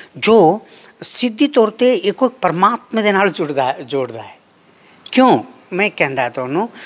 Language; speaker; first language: Punjabi; non-native, fluent; Kannada